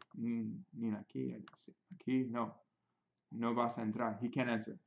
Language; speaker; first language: Spanish; non-native, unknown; English